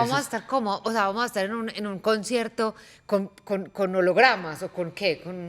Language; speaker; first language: Spanish; native; Spanish